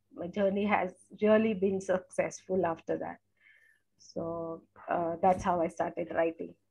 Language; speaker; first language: English; non-native, local second language; Gujarati